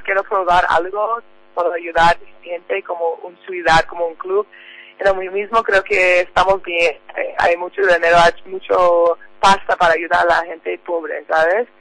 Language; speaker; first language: Spanish; non-native, learner; English